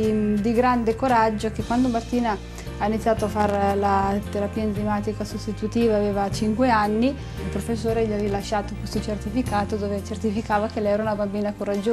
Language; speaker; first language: Italian; native; Italian